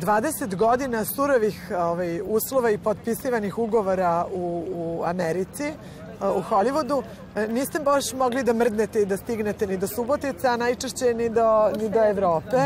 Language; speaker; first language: Serbian; native; Serbian